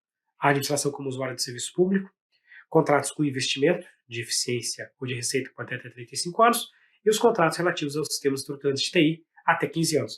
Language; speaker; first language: Portuguese; native; Portuguese